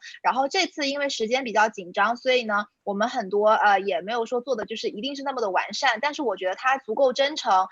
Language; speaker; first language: Chinese; native; Chinese